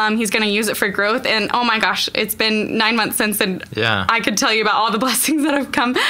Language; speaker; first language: English; native; English